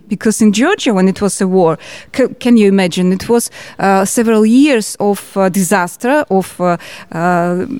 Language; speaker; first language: English; non-native, learner; Georgian